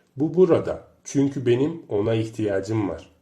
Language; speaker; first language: Turkish; native; Turkish